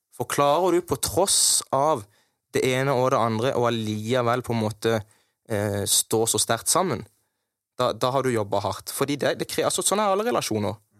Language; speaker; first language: Norwegian; native; Norwegian